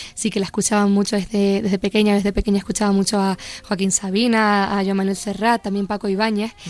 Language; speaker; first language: Spanish; native; Spanish